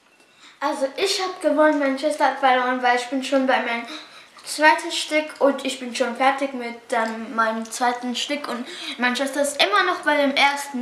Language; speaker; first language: German; early bilingual, other home language; Arabic